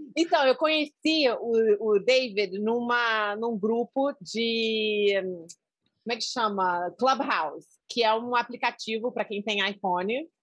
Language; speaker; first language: Portuguese; native; Portuguese